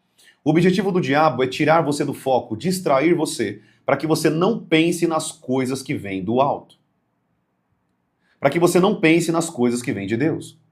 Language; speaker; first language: Portuguese; native; Portuguese